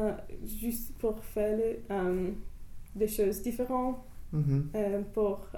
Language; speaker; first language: French; non-native, learner; English